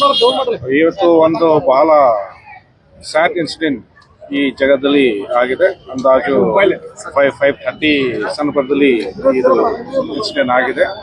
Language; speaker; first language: Kannada; non-native, fluent; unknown